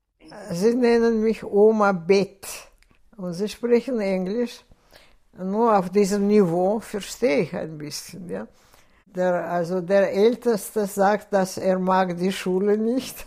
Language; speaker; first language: German; non-native, fluent; Russian